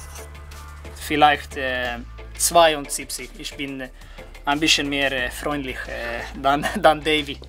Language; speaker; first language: German; non-native, learner; Dutch